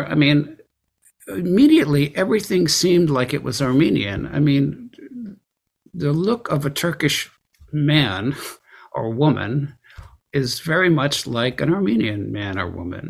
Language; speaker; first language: English; early bilingual, other home language; Armenian